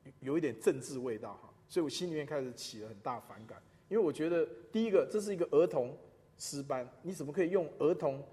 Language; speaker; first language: Chinese; non-native, local second language; Min Nan Chinese